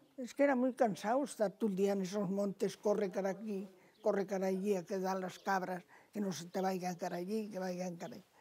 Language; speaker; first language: Spanish; native; Spanish